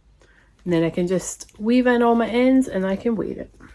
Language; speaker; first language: English; native; English